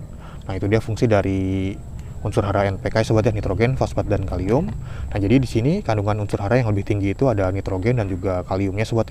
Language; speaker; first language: Indonesian; native; Indonesian